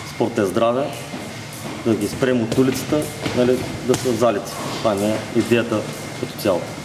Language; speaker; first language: Bulgarian; native; Bulgarian